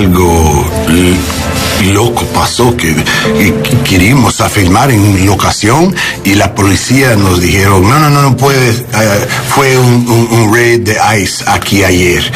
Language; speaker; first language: Spanish; non-native, learner; English